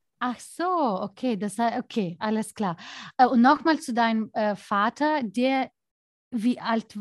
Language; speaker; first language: German; non-native, fluent; Lithuanian